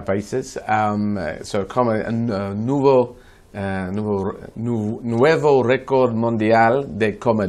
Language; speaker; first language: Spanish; non-native, learner; English